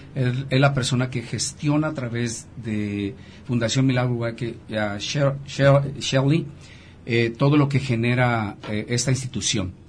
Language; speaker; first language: Spanish; native; Spanish